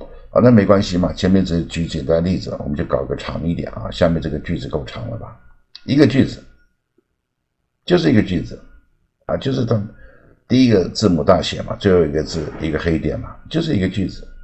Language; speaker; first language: Chinese; native; Chinese